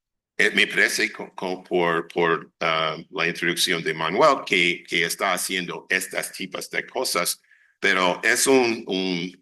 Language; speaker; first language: Spanish; non-native, fluent; English